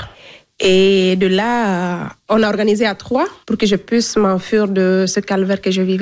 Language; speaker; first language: French; non-native, local second language; Fula